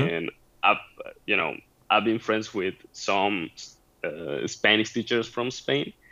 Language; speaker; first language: English; non-native, fluent; Spanish